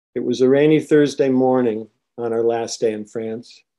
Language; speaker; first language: English; native; English